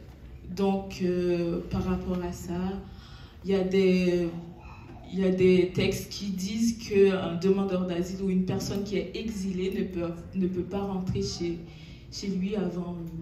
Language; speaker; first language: French; non-native, local second language; Haitian Creole